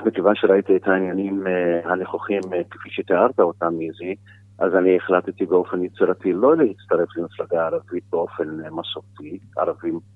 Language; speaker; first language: Hebrew; non-native, local second language; Arabic